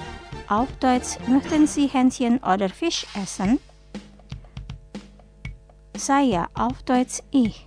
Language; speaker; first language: German; non-native, fluent; Indonesian